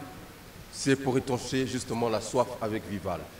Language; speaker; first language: French; non-native, local second language; Lingala